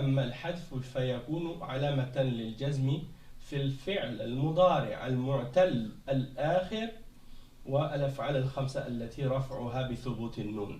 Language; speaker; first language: Arabic; non-native, fluent; French